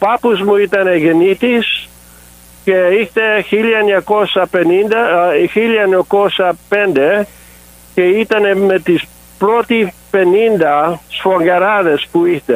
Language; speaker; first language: Greek; early bilingual, heritage; English